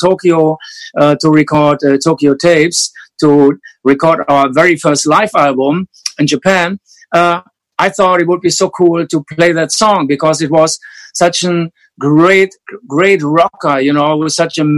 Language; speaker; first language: English; non-native, fluent; German